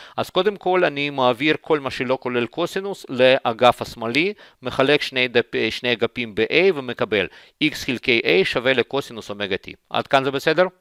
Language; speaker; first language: Hebrew; non-native, fluent; Russian